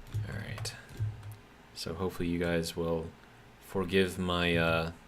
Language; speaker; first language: English; native; English